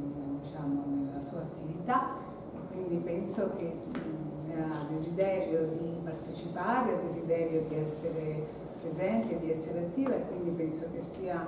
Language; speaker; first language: Italian; native; Italian